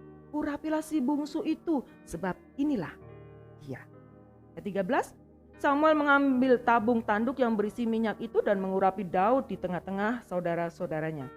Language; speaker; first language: Indonesian; native; Indonesian